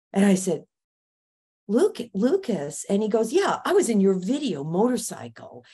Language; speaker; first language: English; native; English